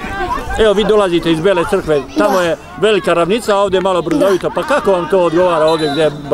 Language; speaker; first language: Serbian; native; Serbian